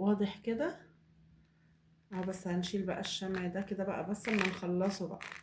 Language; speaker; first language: Arabic; native; Arabic